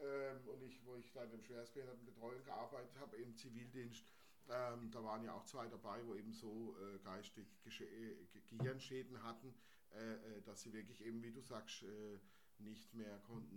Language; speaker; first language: German; native; German